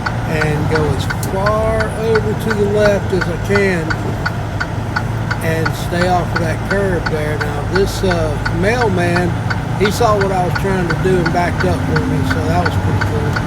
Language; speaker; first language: English; native; English